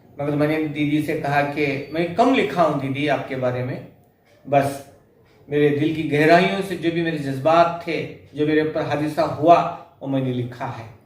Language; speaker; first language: Urdu; native; Urdu